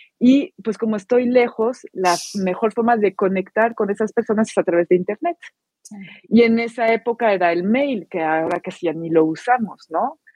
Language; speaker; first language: Spanish; non-native, fluent; French